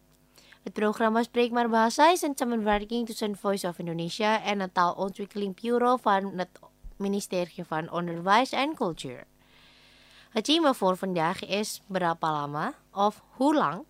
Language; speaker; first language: Dutch; non-native, fluent; Indonesian